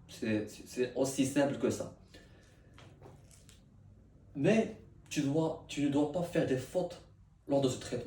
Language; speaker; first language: French; non-native, learner; Arabic